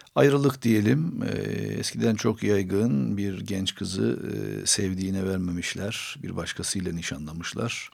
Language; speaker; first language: Turkish; non-native, local second language; Armenian